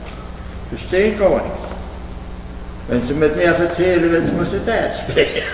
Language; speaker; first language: German; early bilingual, heritage; German